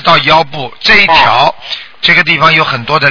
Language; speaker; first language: Chinese; native; Chinese